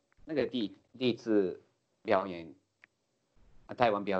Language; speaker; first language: Chinese; non-native, learner; Japanese